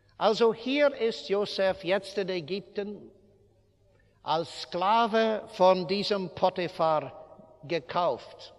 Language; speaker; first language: German; non-native, fluent; English